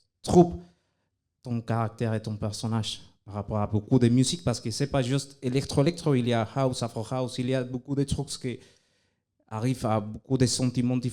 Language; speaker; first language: French; non-native, fluent; Spanish